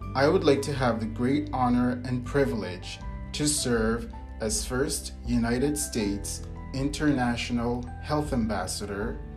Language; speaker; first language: English; native; English